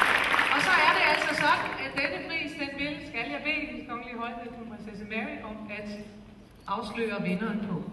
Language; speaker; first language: Danish; native; Danish